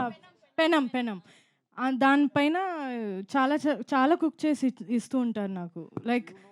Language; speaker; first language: Telugu; non-native, fluent; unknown